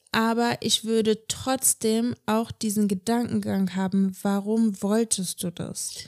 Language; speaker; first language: German; native; German